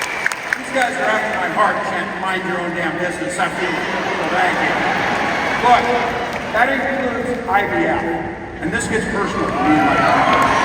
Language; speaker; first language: English; native; English